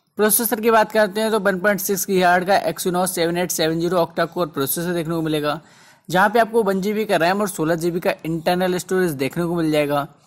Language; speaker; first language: Hindi; native; Hindi